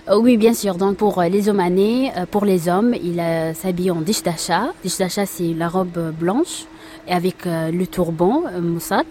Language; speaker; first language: French; non-native, fluent; Arabic